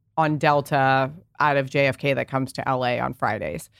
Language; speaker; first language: English; early bilingual, other home language; Italian